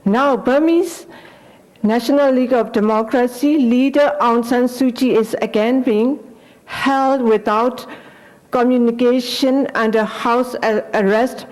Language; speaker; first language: English; non-native, fluent; Burmese